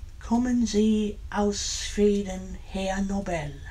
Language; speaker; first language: German; non-native, learner; English